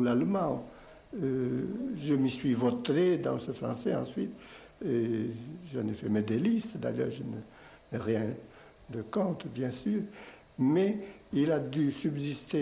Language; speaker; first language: French; non-native, local second language; Occitan